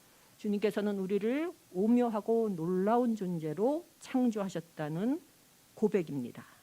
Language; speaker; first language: Korean; native; Korean